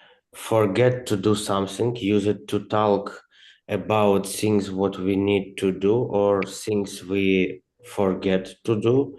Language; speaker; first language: English; non-native, learner; Ukrainian